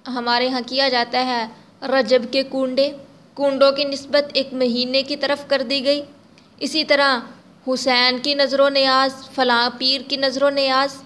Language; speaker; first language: Urdu; native; Urdu